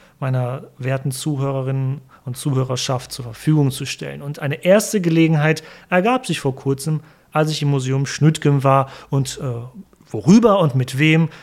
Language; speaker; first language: German; native; German